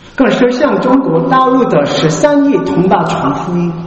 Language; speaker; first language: Chinese; non-native, learner; English